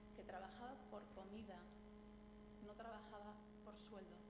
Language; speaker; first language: Spanish; native; Spanish